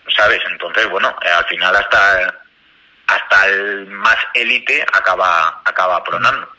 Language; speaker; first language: Spanish; native; Spanish